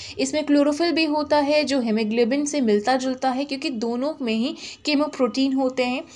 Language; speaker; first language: Hindi; native; Hindi